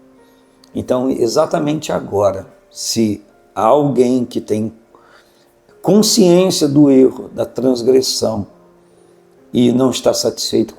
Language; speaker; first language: Portuguese; native; Portuguese